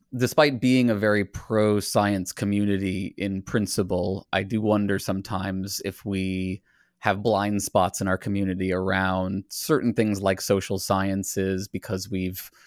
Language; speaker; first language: English; native; English